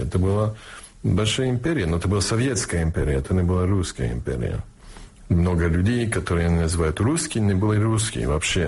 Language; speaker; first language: Russian; non-native, fluent; English